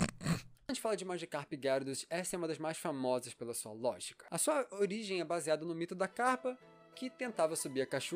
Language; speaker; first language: Portuguese; native; Portuguese